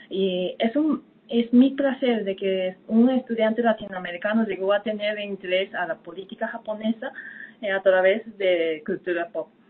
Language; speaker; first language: Spanish; non-native, fluent; Japanese